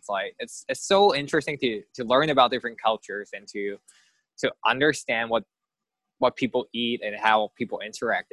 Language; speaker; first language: English; non-native, local second language; Cantonese